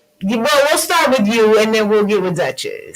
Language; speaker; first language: English; native; English